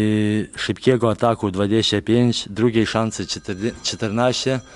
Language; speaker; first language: Polish; non-native, fluent; Lithuanian